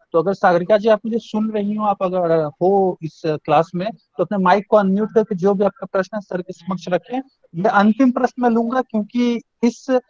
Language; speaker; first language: Hindi; native; Hindi